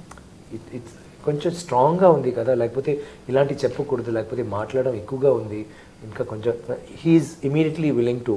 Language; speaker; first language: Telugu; non-native, local second language; Tamil